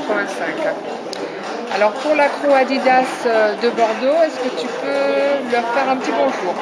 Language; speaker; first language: French; native; French